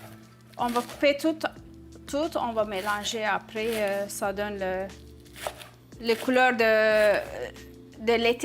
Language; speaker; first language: French; non-native, learner; Turkish